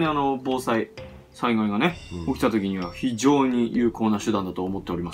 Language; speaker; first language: Japanese; native; Japanese